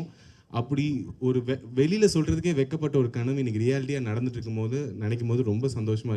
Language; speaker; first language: Tamil; native; Tamil